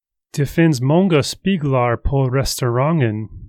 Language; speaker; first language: Swedish; non-native, learner; English